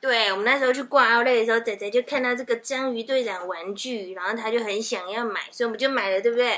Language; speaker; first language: Chinese; native; Chinese